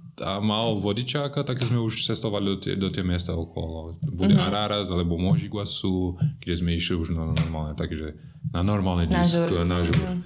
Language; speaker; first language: Slovak; non-native, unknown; Portuguese